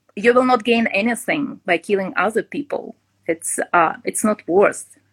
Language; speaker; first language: English; non-native, fluent; Ukrainian